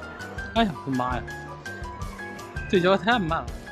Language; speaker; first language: Chinese; native; Chinese